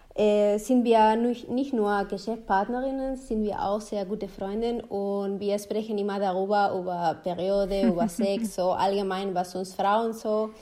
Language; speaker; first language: German; non-native, fluent; Spanish